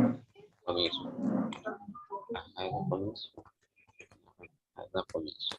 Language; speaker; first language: Arabic; non-native, learner; Bangla